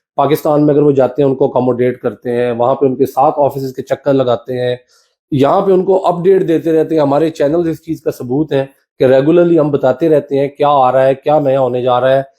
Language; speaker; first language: Urdu; non-native, local second language; Punjabi